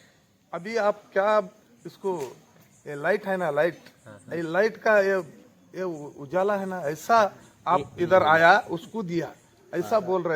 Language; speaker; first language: Hindi; non-native, local second language; Kannada